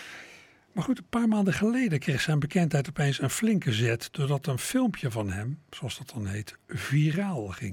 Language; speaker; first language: Dutch; native; Dutch